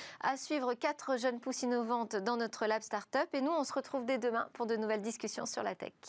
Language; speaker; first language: French; native; French